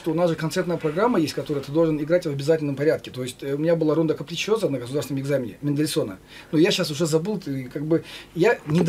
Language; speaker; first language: Russian; non-native, fluent; Azerbaijani